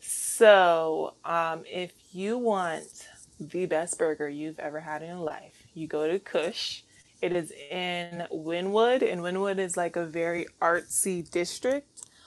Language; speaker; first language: English; native; English